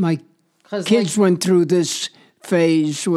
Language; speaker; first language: English; native; English